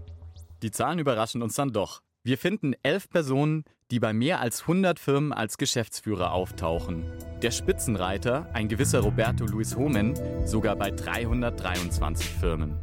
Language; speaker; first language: German; native; German